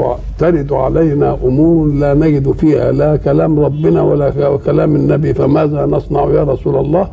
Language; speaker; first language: Arabic; native; Arabic